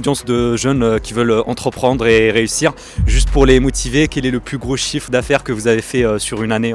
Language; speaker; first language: French; native; French